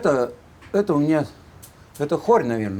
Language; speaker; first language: Russian; native; Russian